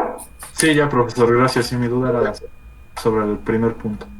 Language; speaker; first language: Spanish; native; Spanish